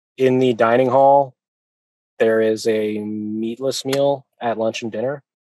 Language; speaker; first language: English; native; English